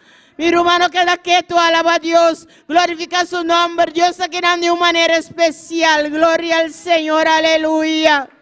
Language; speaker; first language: Spanish; non-native, learner; Papiamento